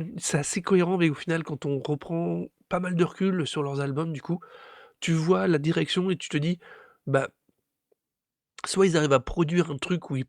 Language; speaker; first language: French; native; French